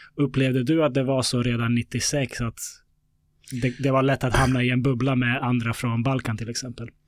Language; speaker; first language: Swedish; early bilingual, other home language; Bosnian